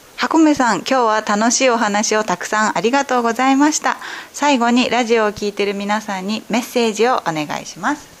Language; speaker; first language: Japanese; native; Japanese